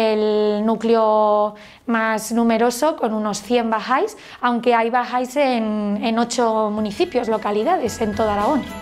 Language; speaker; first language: Spanish; native; Spanish